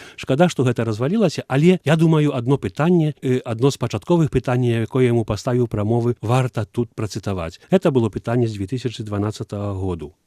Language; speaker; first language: Belarusian; early bilingual, heritage; Belarusian